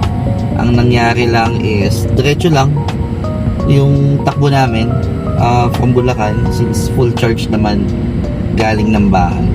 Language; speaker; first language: Filipino; native; Filipino